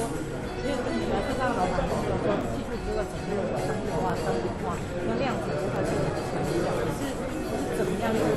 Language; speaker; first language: Chinese; native; Chinese